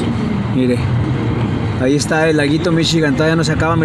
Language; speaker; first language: Spanish; native; Spanish